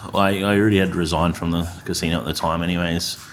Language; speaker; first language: English; native; English